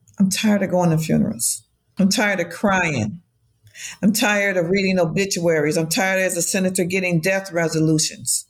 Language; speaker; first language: English; native; English